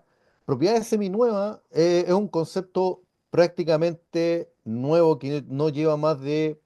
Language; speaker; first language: Spanish; native; Spanish